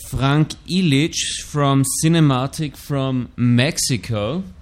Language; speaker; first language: English; non-native, fluent; German